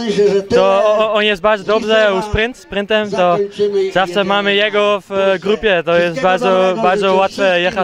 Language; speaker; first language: Polish; non-native, learner; Dutch